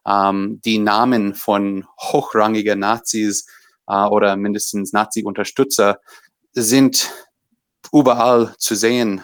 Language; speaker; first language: German; non-native, fluent; English